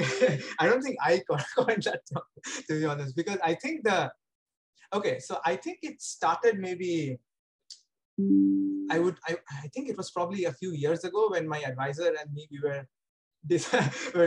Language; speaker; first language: English; non-native, local second language; Bangla